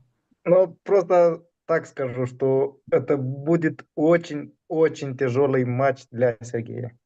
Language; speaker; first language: Russian; non-native, fluent; Romanian